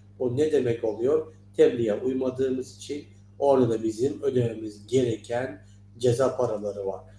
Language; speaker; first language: Turkish; non-native, fluent; Turkmen